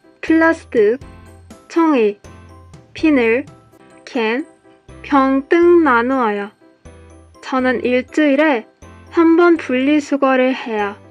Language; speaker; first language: Korean; non-native, learner; Persian